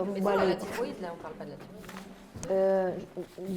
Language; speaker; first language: French; native; French